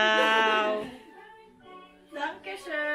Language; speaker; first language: German; non-native, learner; Filipino